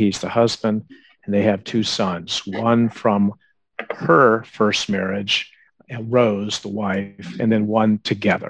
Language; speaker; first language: English; native; English